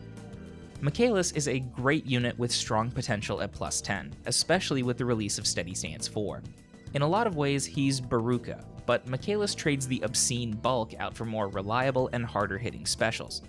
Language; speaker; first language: English; native; English